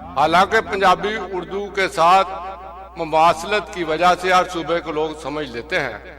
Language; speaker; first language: Urdu; non-native, local second language; Punjabi